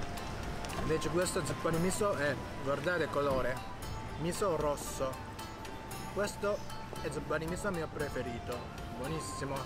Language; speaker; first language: Italian; non-native, learner; Japanese